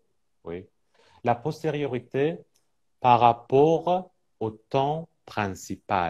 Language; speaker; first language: French; non-native, fluent; Persian